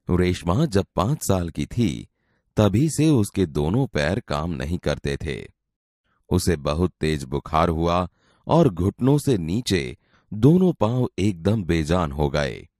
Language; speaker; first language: Hindi; non-native, local second language; Gujarati